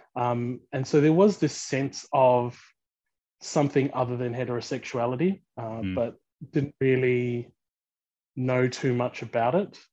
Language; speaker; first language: English; early bilingual, other home language; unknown